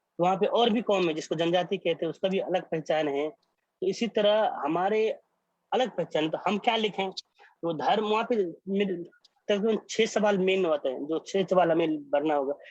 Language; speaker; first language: Hindi; non-native, local second language; Maithili